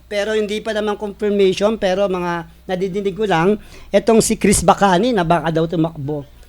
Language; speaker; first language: Filipino; native; Filipino